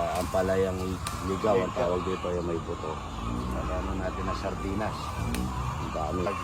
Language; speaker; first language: Filipino; non-native, local second language; Pampanga